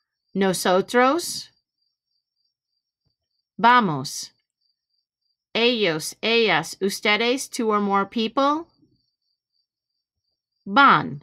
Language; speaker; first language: Spanish; non-native, fluent; English